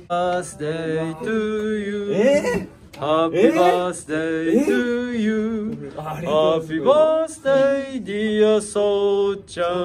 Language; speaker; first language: Japanese; native; Japanese